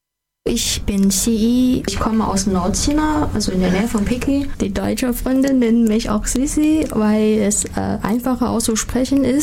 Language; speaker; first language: German; non-native, fluent; Chinese